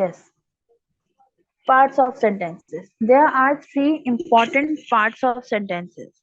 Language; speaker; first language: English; non-native, local second language; Urdu